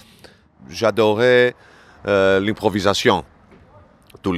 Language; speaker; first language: French; non-native, learner; Greek